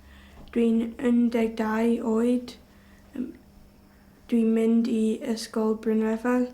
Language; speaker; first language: Welsh; non-native, learner; English